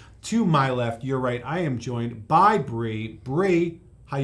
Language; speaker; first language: English; native; English